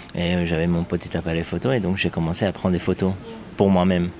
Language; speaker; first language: French; non-native, fluent; Persian